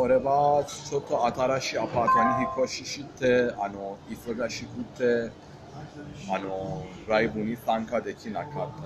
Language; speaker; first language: Japanese; non-native, fluent; Persian